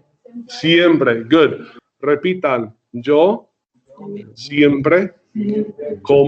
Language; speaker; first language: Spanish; non-native, fluent; English